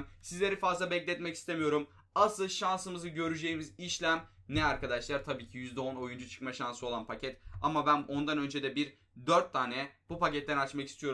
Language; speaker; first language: Turkish; native; Turkish